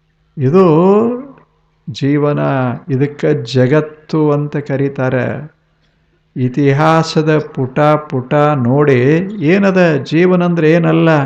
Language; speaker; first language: Kannada; native; Kannada